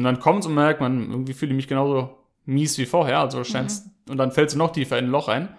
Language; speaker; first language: German; native; German